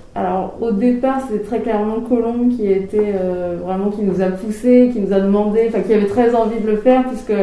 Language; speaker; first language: French; native; French